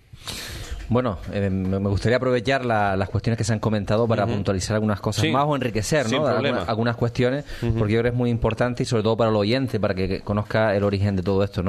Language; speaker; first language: Spanish; native; Spanish